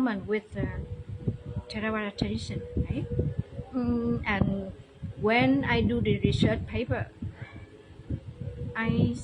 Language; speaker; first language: English; non-native, learner; Vietnamese